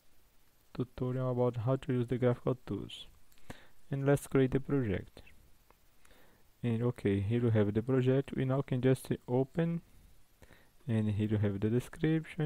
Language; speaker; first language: English; non-native, fluent; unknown